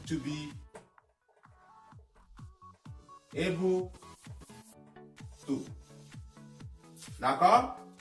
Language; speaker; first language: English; non-native, fluent; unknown